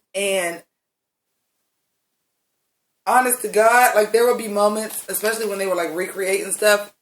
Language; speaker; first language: English; native; English